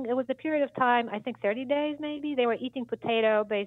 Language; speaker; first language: English; non-native, fluent; Polish